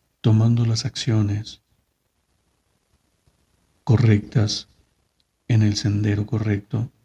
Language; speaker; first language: Spanish; native; Spanish